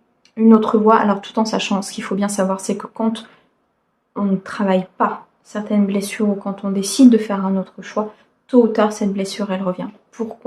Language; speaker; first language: French; native; French